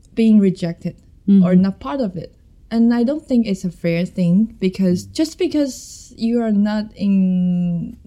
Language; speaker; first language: English; non-native, fluent; Chinese